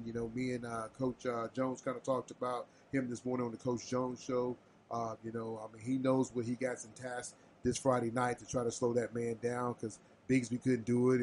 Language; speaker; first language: English; native; English